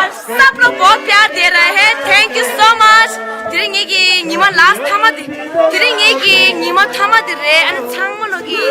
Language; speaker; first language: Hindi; non-native, local second language; Tibetan